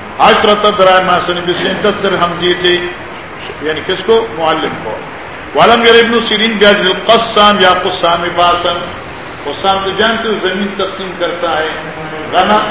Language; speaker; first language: Urdu; non-native, local second language; Northern Hindko